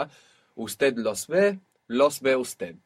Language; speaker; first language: Spanish; non-native, fluent; English